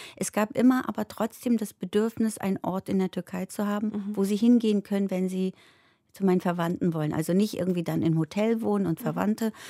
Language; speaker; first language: German; early bilingual, other home language; Turkish